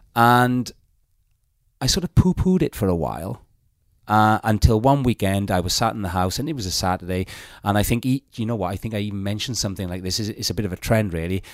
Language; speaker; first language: English; native; English